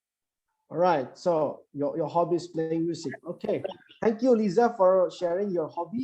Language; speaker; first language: English; non-native, fluent; Indonesian